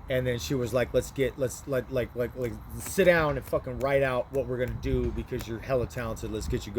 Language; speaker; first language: English; native; English